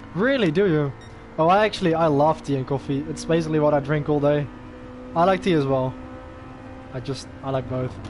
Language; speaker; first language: English; non-native, fluent; Dutch